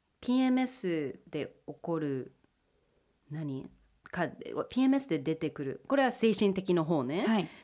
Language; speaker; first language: Japanese; early bilingual, heritage; English